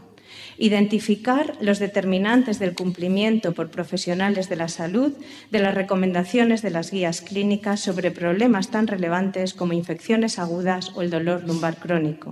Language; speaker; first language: Spanish; native; Spanish